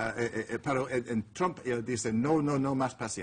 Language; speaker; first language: Spanish; non-native, learner; English